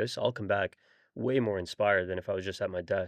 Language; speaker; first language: English; native; English